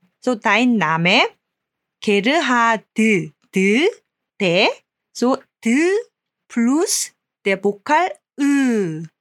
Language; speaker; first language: German; non-native, fluent; Korean